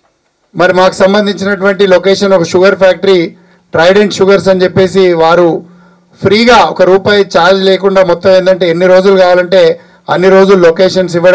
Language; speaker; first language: Telugu; native; Telugu